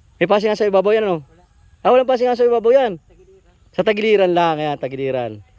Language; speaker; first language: Filipino; native; Filipino